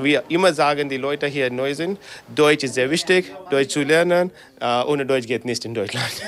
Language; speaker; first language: German; non-native, learner; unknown